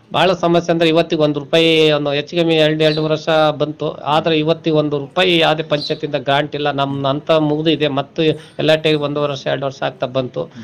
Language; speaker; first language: Kannada; non-native, local second language; Telugu